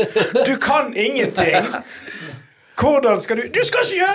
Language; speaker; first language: Norwegian; native; Norwegian